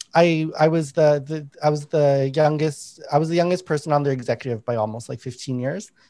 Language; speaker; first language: English; native; English